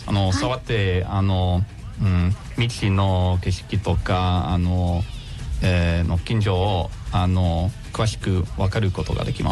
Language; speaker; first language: Japanese; non-native, learner; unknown